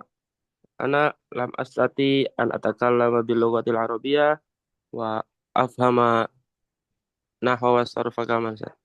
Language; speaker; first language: Arabic; non-native, learner; Indonesian